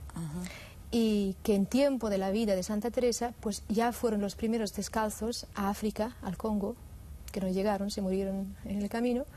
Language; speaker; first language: Spanish; non-native, fluent; Swiss German